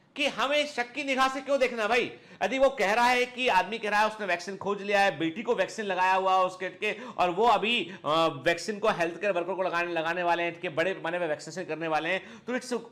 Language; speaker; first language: Hindi; native; Hindi